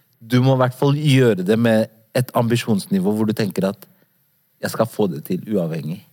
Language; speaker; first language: Norwegian; early bilingual, other home language; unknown